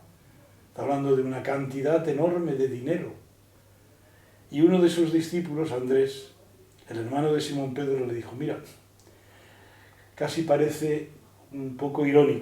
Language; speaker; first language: Spanish; native; Spanish